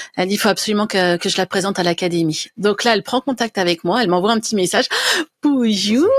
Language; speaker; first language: French; native; French